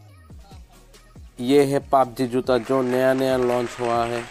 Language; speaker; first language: Hindi; non-native, local second language; Bangla